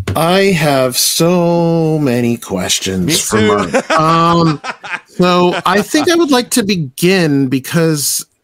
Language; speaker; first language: English; native; English